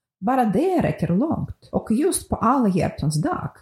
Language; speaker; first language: Swedish; non-native, fluent; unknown